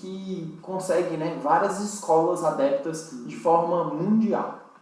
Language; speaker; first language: Portuguese; native; Portuguese